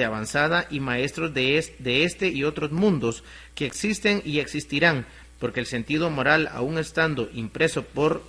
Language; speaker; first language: Spanish; native; Spanish